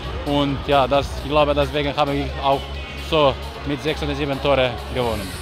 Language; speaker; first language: German; non-native, learner; Croatian